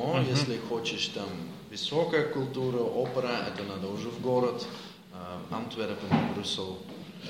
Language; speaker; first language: Russian; non-native, learner; Dutch